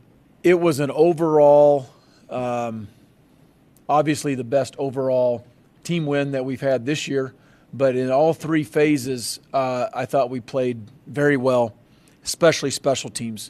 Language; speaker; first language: English; native; English